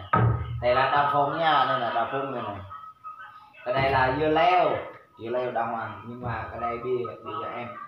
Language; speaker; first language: Vietnamese; non-native, local second language; Jarai